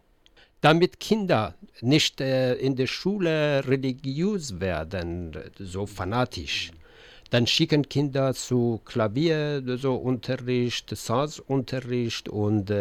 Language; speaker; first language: German; non-native, learner; Persian